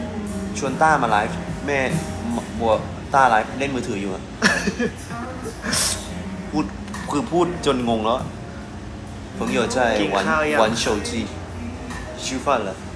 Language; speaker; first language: Chinese; non-native, learner; Thai